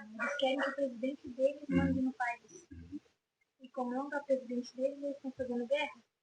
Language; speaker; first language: Portuguese; native; Portuguese